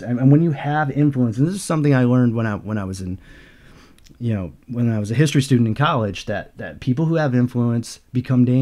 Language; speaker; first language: English; native; English